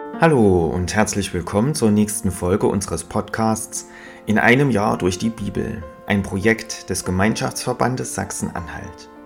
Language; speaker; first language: German; native; German